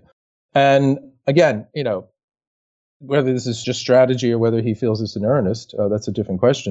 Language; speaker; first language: English; native; English